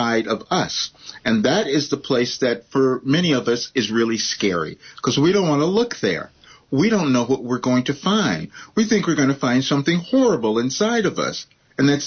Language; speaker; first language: English; native; English